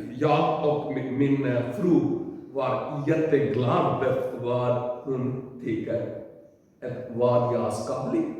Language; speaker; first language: Swedish; non-native, learner; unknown